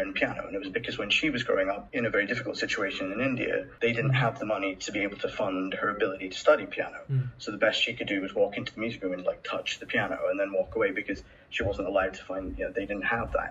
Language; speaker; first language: English; native; English